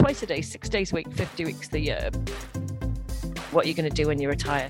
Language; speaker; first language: English; native; English